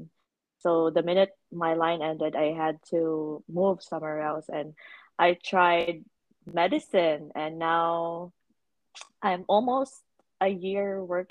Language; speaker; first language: English; non-native, local second language; Cebuano